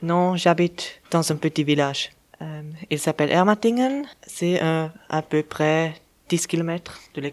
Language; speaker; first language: French; non-native, local second language; German